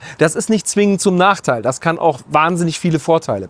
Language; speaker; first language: German; native; German